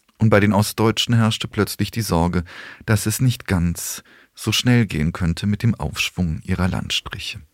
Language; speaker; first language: German; early bilingual, other home language; Polish